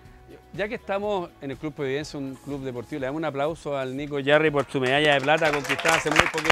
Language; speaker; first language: Spanish; native; Spanish